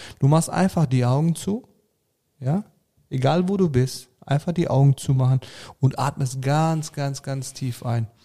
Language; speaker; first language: German; early bilingual, other home language; Turkish